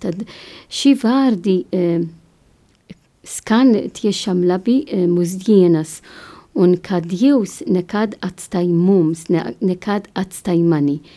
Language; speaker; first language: Latvian; non-native, learner; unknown